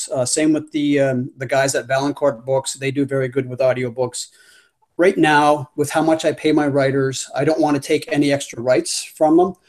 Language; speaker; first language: English; native; English